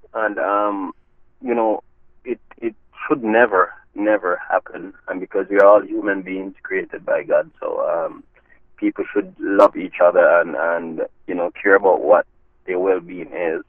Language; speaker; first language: English; non-native, local second language; Jamaican Creole English